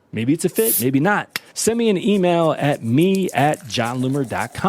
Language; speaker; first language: English; native; English